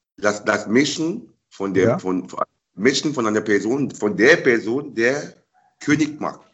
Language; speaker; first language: German; non-native, learner; French